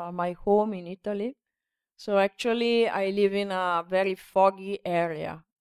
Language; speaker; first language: English; non-native, learner; Italian